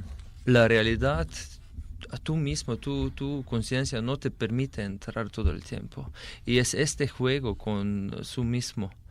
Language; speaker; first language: Spanish; non-native, fluent; Slovenian